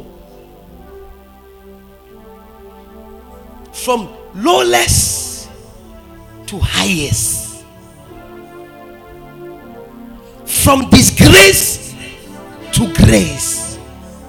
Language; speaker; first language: English; non-native, local second language; Akan